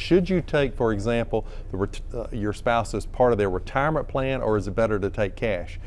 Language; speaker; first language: English; native; English